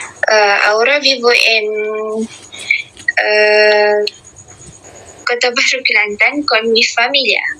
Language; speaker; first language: Spanish; non-native, learner; Malay